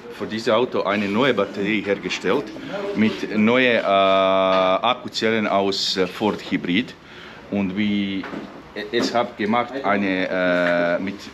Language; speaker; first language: German; non-native, learner; Croatian